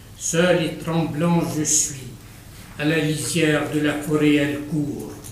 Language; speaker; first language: French; non-native, local second language; Arabic